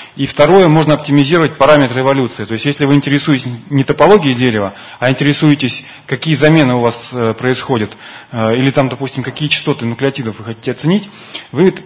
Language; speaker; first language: Russian; native; Russian